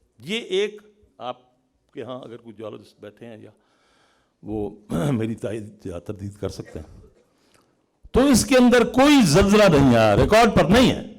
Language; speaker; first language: Urdu; non-native, local second language; Punjabi